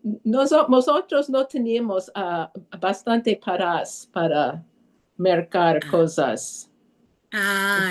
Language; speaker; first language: Spanish; early bilingual, heritage; Spanish